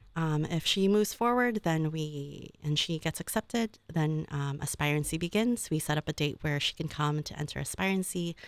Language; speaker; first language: English; native; English